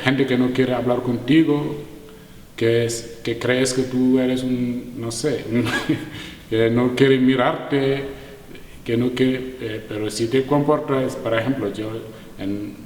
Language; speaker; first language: Spanish; non-native, learner; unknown